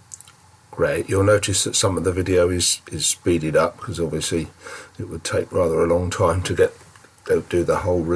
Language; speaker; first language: English; native; English